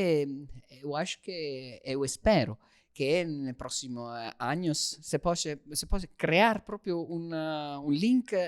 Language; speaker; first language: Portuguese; non-native, learner; Italian